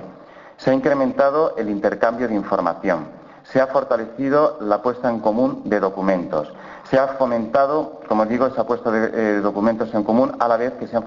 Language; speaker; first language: Spanish; native; Spanish